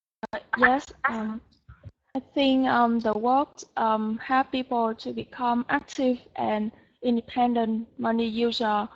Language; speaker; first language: English; non-native, learner; Vietnamese